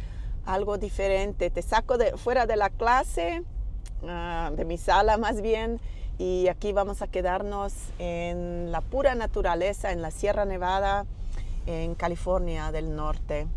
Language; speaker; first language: Spanish; non-native, fluent; English